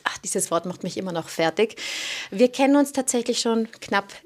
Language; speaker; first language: German; native; German